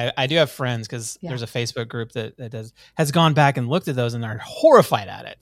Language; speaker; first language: English; native; English